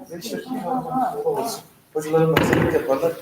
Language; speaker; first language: Turkish; native; Turkish